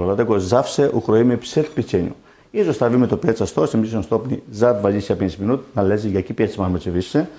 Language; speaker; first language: Polish; non-native, fluent; Greek